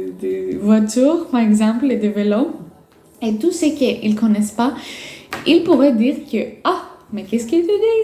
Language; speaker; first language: French; non-native, fluent; Greek